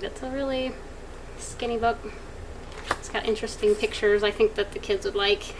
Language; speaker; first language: English; native; English